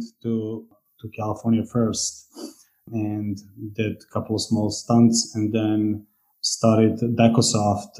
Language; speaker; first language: English; non-native, fluent; Serbian